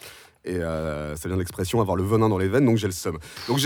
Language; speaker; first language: French; native; French